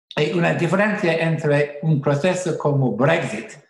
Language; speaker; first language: Spanish; non-native, fluent; English